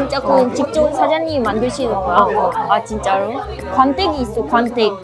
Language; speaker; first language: Korean; non-native, fluent; Japanese